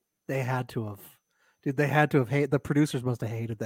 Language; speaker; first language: English; native; English